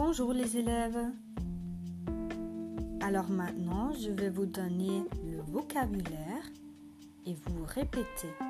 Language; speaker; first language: French; non-native, fluent; German